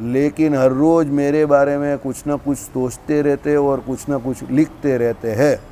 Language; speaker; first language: Hindi; non-native, local second language; Gujarati